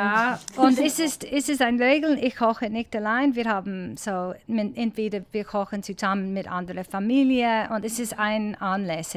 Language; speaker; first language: German; non-native, learner; English